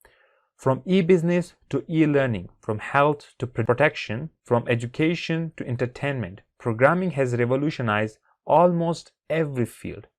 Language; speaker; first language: English; non-native, fluent; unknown